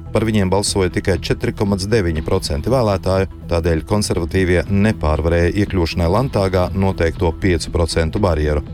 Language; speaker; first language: Latvian; native; Latvian